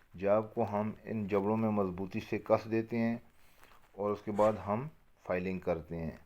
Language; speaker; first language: Urdu; native; Urdu